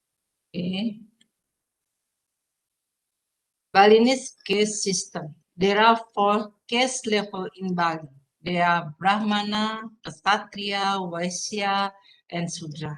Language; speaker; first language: English; non-native, fluent; Indonesian